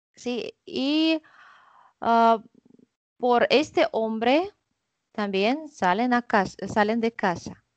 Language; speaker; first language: Spanish; non-native, fluent; Russian